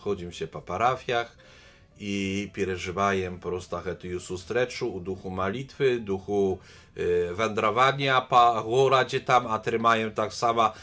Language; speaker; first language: Polish; non-native, learner; Belarusian